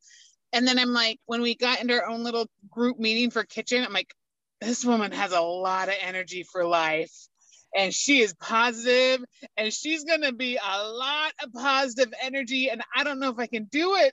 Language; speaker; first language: English; native; English